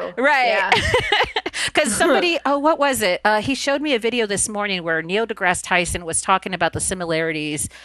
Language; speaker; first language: English; early bilingual, other home language; Spanish